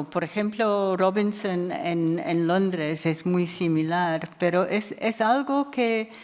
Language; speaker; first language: Spanish; non-native, fluent; English